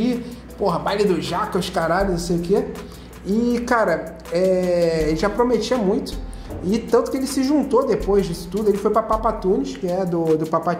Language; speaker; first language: Portuguese; native; Portuguese